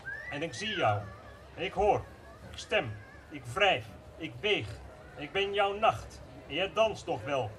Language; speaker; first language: Dutch; native; Dutch